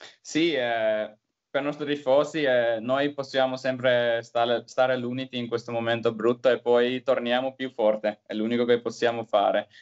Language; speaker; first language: Italian; non-native, learner; Finnish